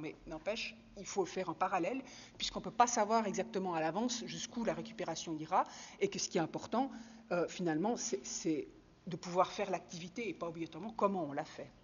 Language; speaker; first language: French; native; French